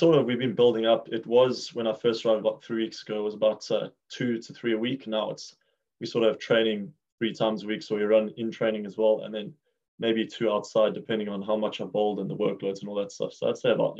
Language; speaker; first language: English; native; English